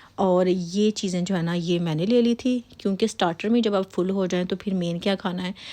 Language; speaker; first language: Urdu; native; Urdu